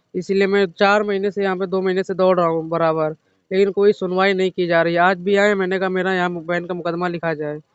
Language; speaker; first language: Hindi; native; Hindi